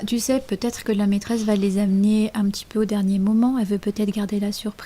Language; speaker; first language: French; native; French